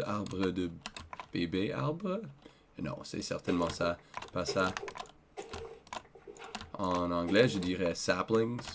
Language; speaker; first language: French; non-native, learner; English